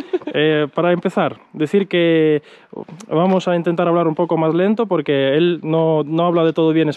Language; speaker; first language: Spanish; native; Spanish